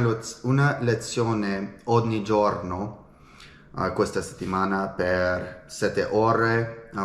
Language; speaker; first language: Italian; non-native, learner; English